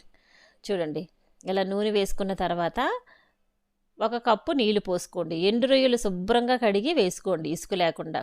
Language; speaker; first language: Telugu; native; Telugu